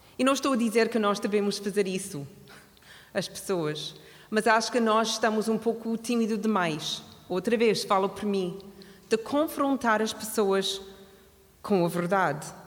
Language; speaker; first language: Portuguese; non-native, fluent; English